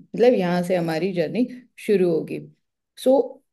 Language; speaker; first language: Hindi; non-native, local second language; Marathi